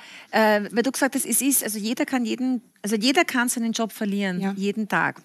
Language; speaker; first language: German; native; German